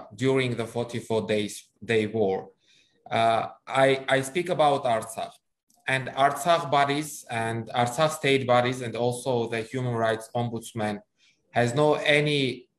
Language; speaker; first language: English; non-native, fluent; Armenian